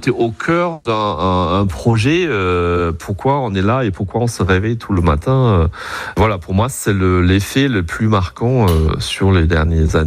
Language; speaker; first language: French; non-native, fluent; German